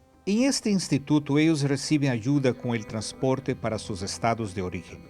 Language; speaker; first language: Spanish; non-native, fluent; Portuguese